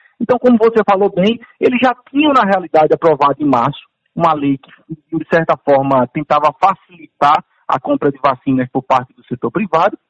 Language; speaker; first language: Portuguese; native; Portuguese